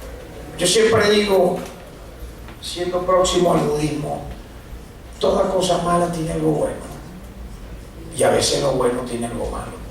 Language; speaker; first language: Spanish; native; Spanish